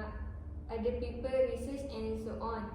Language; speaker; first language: English; non-native, learner; Malay